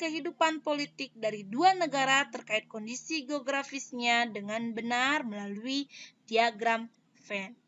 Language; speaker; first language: Indonesian; native; Indonesian